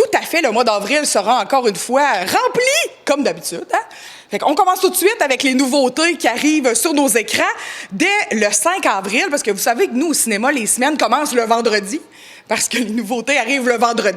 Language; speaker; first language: French; native; French